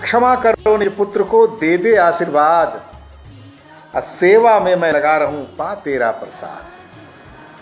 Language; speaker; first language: Hindi; native; Hindi